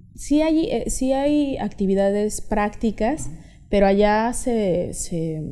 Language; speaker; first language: Spanish; native; Spanish